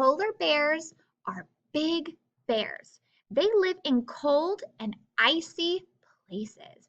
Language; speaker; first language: English; native; English